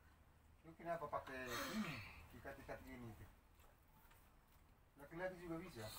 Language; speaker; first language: Indonesian; non-native, local second language; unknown